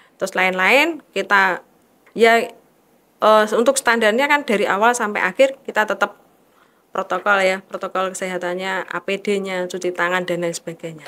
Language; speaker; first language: Indonesian; native; Indonesian